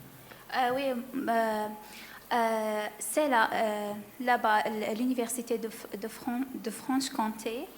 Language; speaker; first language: French; non-native, learner; Arabic